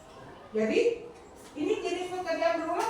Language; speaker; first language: Indonesian; native; Indonesian